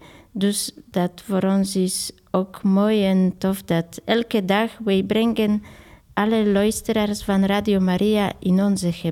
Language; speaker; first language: Dutch; non-native, fluent; Polish